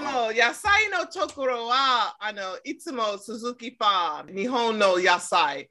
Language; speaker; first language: Japanese; non-native, learner; English